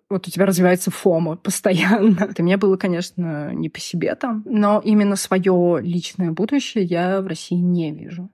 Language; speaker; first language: Russian; native; Russian